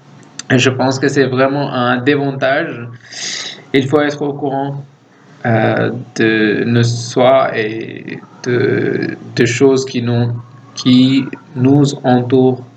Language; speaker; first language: French; non-native, fluent; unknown